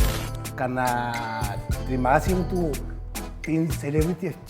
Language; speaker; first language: Indonesian; non-native, fluent; Spanish